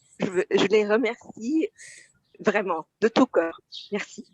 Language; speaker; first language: French; non-native, fluent; Arabic